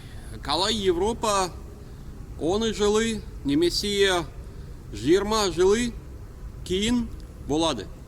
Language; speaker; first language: Kazakh; non-native, learner; Russian